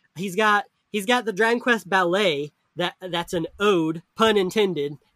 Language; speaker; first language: English; native; English